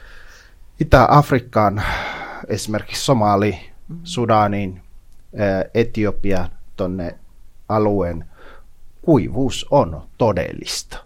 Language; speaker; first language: Finnish; non-native, fluent; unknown